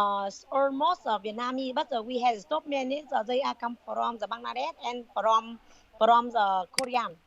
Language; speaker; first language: English; non-native, learner; Vietnamese